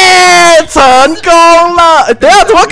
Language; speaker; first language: Chinese; native; Chinese